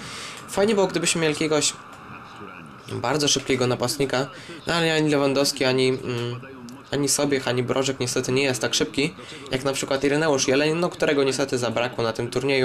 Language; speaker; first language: Polish; native; Polish